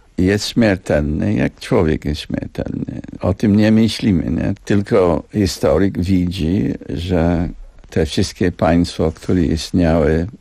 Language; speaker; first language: Polish; non-native, fluent; English